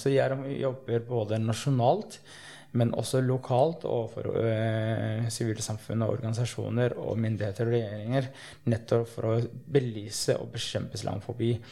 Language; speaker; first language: Norwegian; early bilingual, other home language; Somali